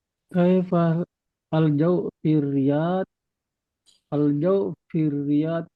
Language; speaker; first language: Arabic; non-native, learner; Indonesian